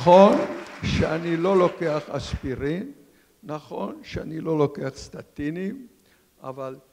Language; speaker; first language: Hebrew; non-native, fluent; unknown